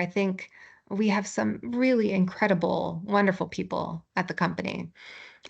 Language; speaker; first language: English; native; English